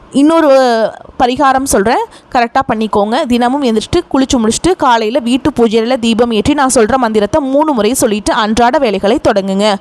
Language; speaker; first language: Tamil; native; Tamil